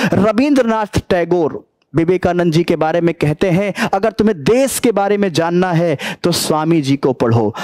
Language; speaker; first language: Hindi; native; Hindi